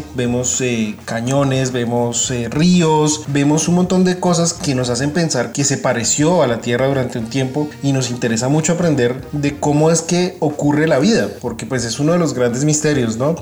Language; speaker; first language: Spanish; native; Spanish